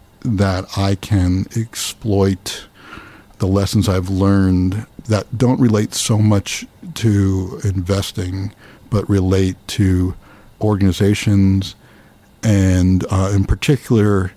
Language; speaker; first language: English; native; English